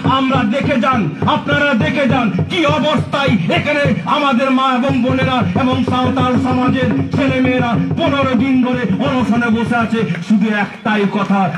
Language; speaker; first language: Bangla; non-native, local second language; Santali